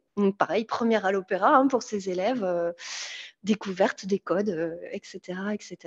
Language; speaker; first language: French; native; French